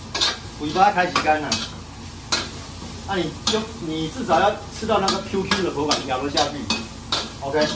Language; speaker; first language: Chinese; native; Chinese